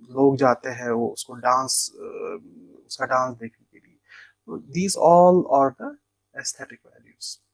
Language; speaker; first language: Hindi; non-native, local second language; Kashmiri